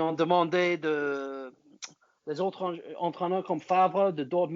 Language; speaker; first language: French; non-native, learner; English